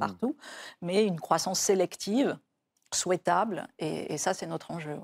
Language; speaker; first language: French; native; French